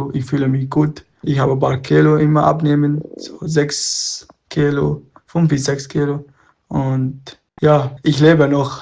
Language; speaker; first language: German; non-native, learner; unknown